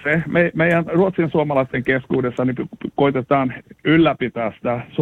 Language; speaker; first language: Finnish; early bilingual, heritage; Finnish